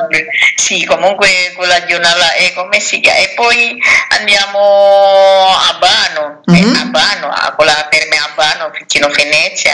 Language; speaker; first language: Italian; non-native, learner; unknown